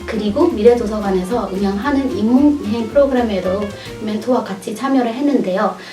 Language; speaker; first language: Korean; non-native, fluent; Burmese